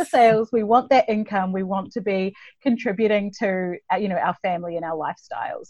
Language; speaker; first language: English; native; English